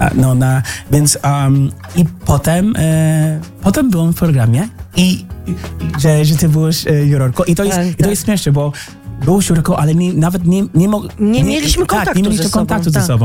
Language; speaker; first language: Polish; non-native, learner; English